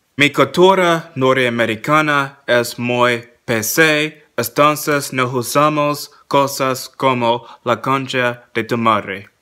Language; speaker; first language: Spanish; non-native, learner; English